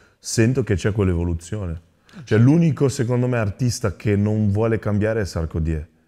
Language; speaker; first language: Italian; early bilingual, other home language; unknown